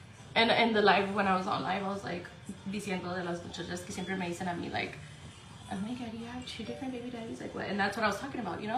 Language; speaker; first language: English; early bilingual, other home language; Spanish